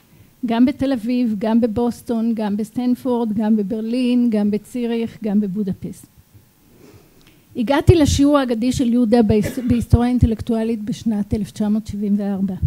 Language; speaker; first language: Hebrew; native; Hebrew